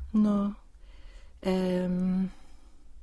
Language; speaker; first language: French; non-native, learner; Swedish